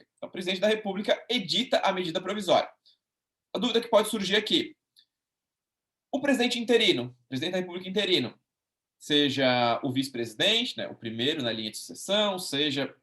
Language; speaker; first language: Portuguese; native; Portuguese